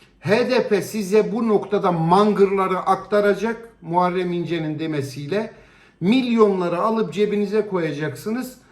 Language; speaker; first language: Turkish; native; Turkish